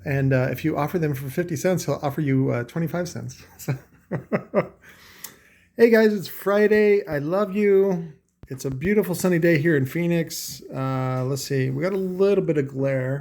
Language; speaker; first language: English; native; English